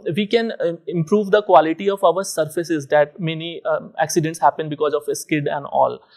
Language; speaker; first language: English; non-native, local second language; Hindi